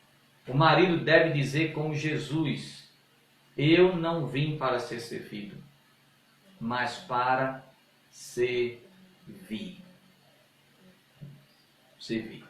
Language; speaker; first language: Portuguese; native; Portuguese